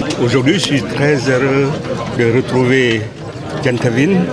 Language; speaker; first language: French; non-native, fluent; Lao